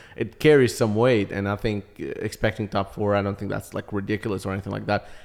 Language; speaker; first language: English; early bilingual, other home language; Arabic